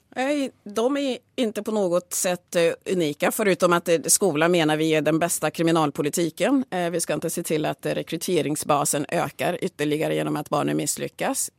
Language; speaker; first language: Swedish; early bilingual, other home language; Swahili